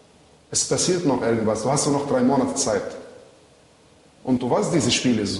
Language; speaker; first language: German; non-native, learner; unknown